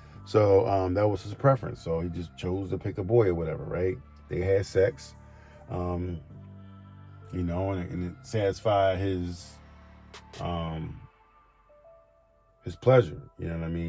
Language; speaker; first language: English; native; English